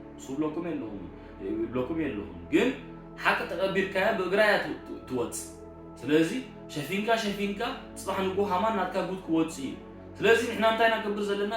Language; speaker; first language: Tigrinya; early bilingual, heritage; Tigrinya